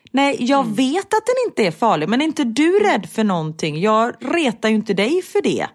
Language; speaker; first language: Swedish; native; Swedish